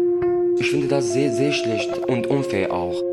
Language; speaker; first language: German; non-native, learner; Arabic